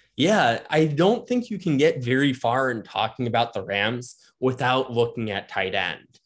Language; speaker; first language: English; native; English